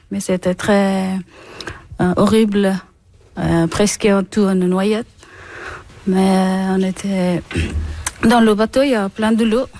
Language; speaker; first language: French; non-native, learner; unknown